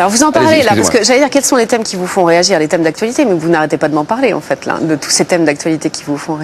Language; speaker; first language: French; native; French